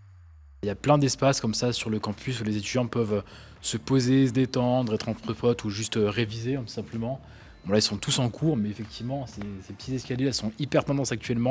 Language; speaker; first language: French; native; French